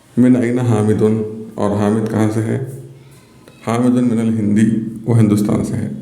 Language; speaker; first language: Urdu; native; Urdu